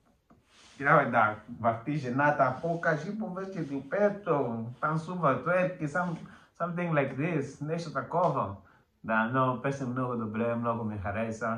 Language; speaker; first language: Bulgarian; non-native, learner; Portuguese